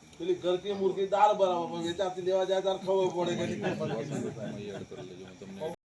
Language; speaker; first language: Gujarati; native; Gujarati